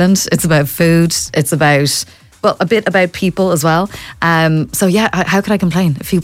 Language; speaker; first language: English; native; English